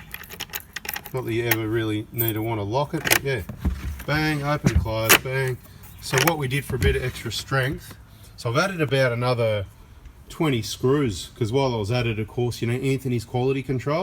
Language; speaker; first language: English; native; English